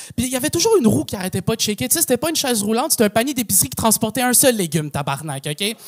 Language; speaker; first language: French; native; French